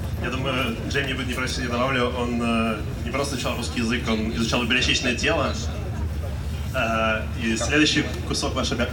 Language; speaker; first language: Russian; native; Russian